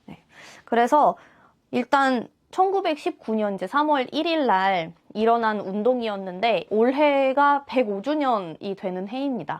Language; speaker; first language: Korean; non-native, fluent; Russian